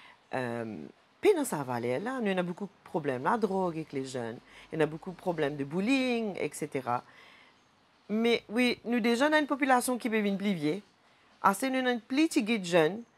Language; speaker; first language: French; non-native, local second language; Morisyen